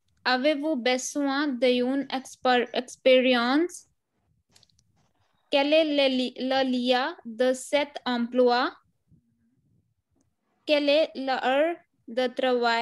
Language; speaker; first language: French; non-native, learner; Hindi